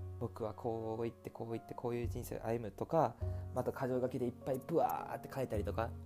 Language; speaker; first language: Japanese; native; Japanese